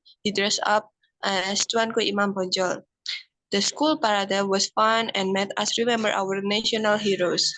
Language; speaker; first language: English; non-native, learner; Indonesian